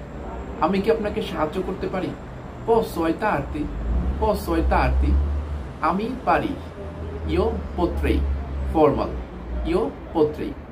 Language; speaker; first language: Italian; non-native, learner; Bangla